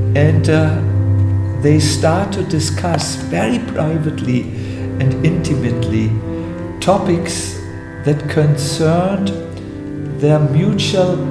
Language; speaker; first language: English; non-native, fluent; German